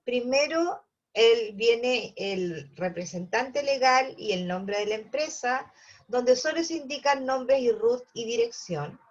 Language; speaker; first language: Spanish; native; Spanish